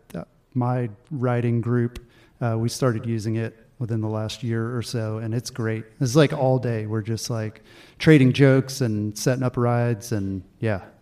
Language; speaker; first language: English; native; English